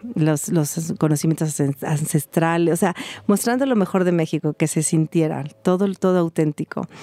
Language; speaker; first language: Spanish; native; Spanish